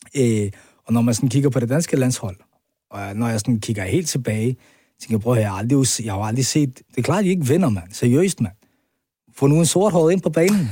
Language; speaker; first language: Danish; early bilingual, other home language; Arabic